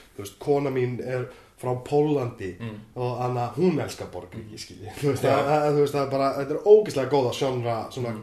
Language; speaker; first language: Icelandic; native; Icelandic